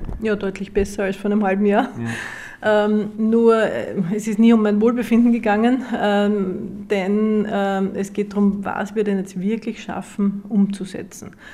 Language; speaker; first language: German; native; German